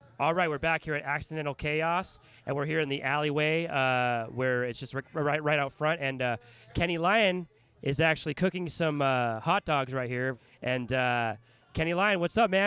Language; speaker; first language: English; native; English